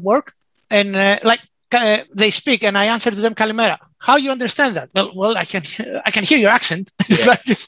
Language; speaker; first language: English; non-native, fluent; Greek